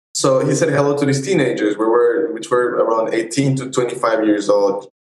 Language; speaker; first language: English; non-native, fluent; Spanish